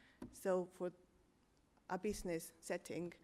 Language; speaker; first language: English; native; English